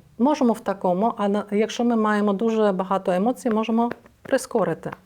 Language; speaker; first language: Ukrainian; native; Ukrainian